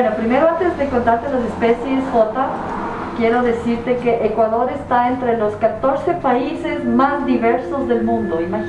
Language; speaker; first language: Spanish; native; Spanish